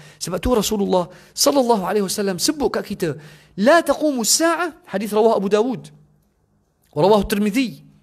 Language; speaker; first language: Malay; non-native, fluent; Arabic